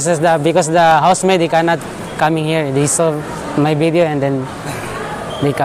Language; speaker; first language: English; non-native, learner; Filipino